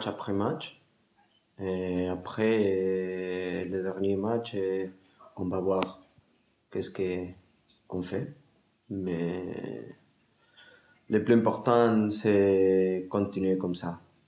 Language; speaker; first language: French; non-native, learner; Spanish